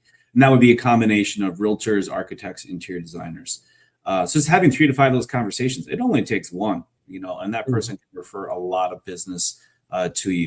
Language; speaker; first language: English; native; English